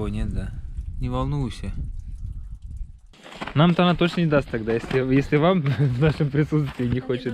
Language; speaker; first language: Russian; native; Russian